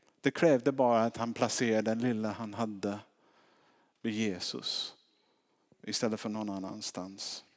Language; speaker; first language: Swedish; non-native, fluent; English